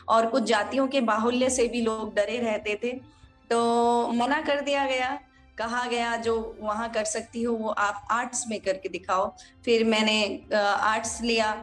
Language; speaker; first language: Hindi; native; Hindi